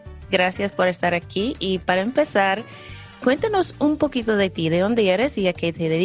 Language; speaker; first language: Spanish; non-native, fluent; English